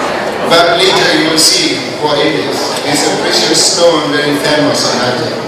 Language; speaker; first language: English; non-native, fluent; Indonesian